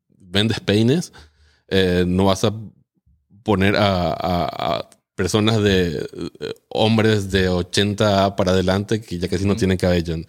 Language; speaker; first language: Spanish; native; Spanish